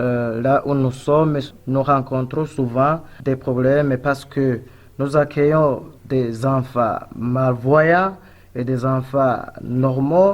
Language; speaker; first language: French; non-native, local second language; Rundi